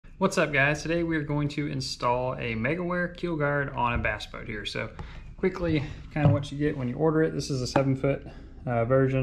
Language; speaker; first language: English; native; English